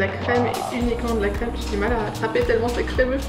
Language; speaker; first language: French; native; French